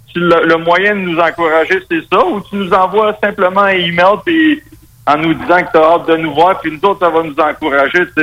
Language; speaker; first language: French; non-native, local second language; Spanish